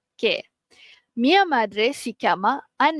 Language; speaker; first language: Italian; non-native, learner; Malay